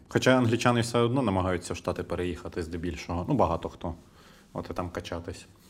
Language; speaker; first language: Ukrainian; non-native, local second language; Russian